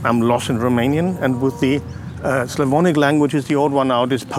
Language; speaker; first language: English; non-native, fluent; German